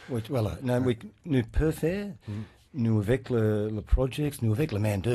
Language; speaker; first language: French; non-native, learner; English